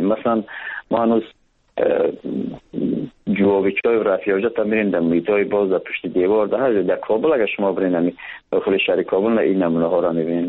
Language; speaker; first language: Persian; native; Persian